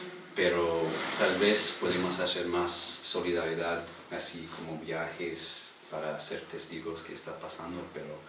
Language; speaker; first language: Spanish; non-native, fluent; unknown